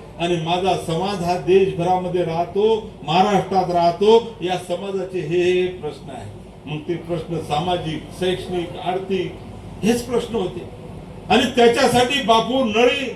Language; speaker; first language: Marathi; non-native, local second language; Lambadi